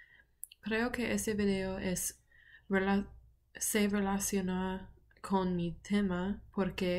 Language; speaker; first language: Spanish; non-native, learner; English